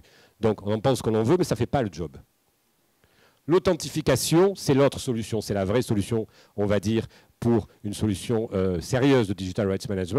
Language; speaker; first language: French; native; French